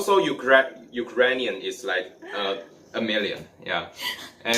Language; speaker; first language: English; non-native, learner; Chinese